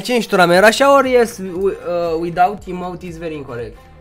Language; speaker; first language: English; non-native, learner; Romanian